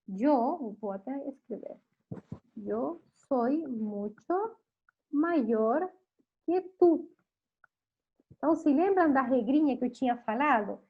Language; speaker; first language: Portuguese; non-native, fluent; Spanish